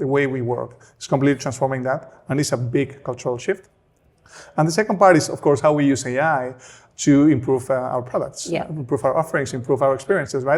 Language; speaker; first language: English; non-native, fluent; Spanish